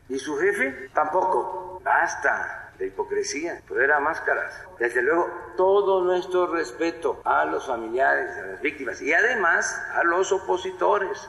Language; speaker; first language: Spanish; native; Spanish